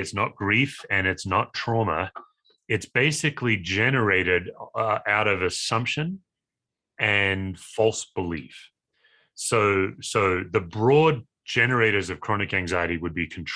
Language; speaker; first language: English; native; English